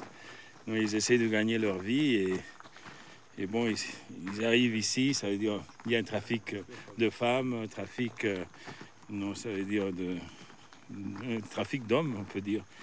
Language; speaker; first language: French; non-native, fluent; Portuguese